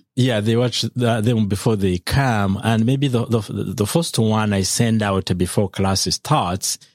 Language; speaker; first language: English; non-native, local second language; Kinyarwanda